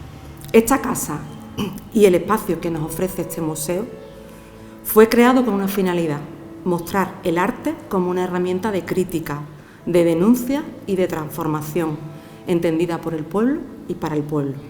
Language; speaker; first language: Spanish; native; Spanish